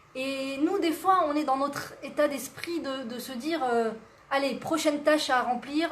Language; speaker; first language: French; native; French